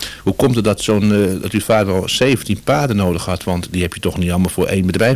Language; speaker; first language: Dutch; native; Dutch